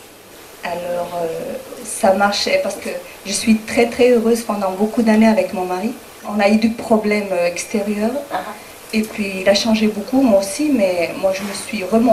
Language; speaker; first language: French; non-native, fluent; Spanish